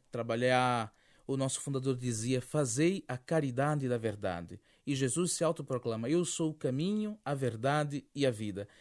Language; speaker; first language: Portuguese; native; Portuguese